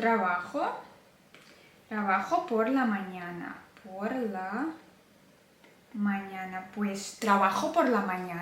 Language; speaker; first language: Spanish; non-native, fluent; Ukrainian